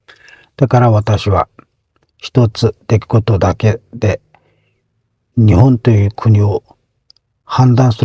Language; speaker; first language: Japanese; non-native, fluent; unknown